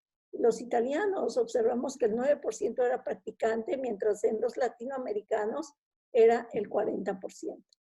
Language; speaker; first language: Spanish; non-native, fluent; Italian